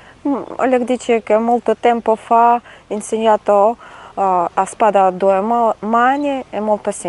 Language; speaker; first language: Italian; non-native, learner; Russian